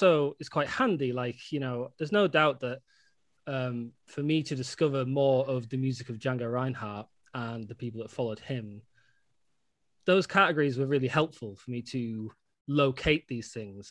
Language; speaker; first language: English; native; English